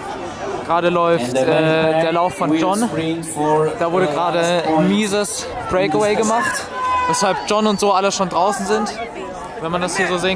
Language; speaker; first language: German; native; German